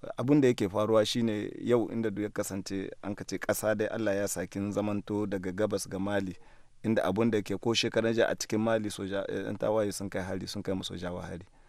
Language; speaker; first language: Hausa; native; Hausa